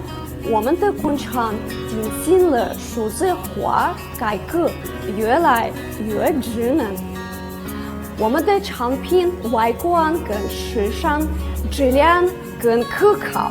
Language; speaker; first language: Chinese; non-native, fluent; Russian